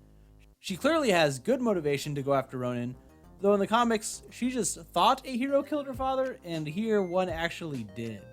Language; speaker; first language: English; native; English